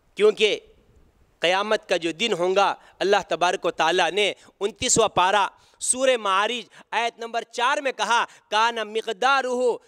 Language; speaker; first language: Urdu; native; Urdu